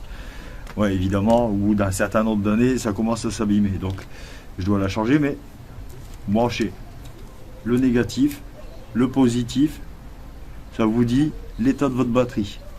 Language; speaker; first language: French; native; French